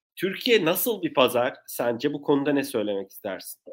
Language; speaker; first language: Turkish; native; Turkish